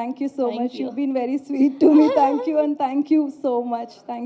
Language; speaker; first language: Telugu; non-native, learner; Tamil